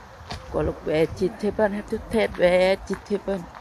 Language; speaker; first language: English; non-native, learner; Thai